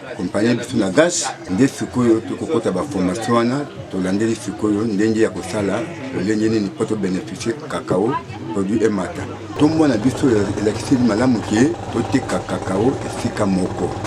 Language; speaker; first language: Lingala; native; Lingala